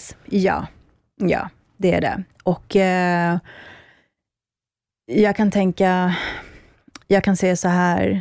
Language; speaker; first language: Swedish; early bilingual, other home language; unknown